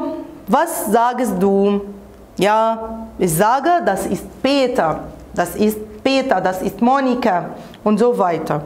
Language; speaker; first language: German; non-native, fluent; Arabic